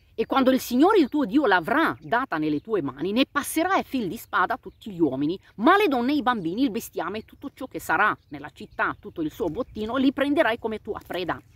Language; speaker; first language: Italian; non-native, fluent; Romanian